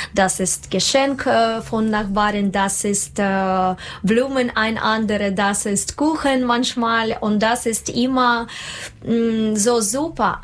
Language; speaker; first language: German; non-native, learner; Russian